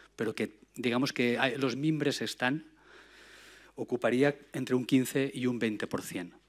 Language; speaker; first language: Spanish; native; Spanish